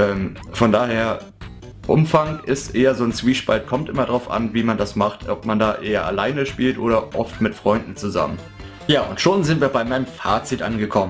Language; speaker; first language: German; native; German